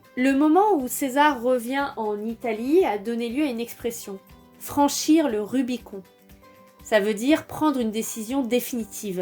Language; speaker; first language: French; native; French